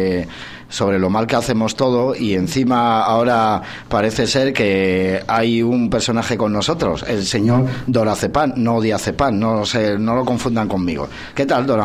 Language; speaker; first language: Spanish; native; Spanish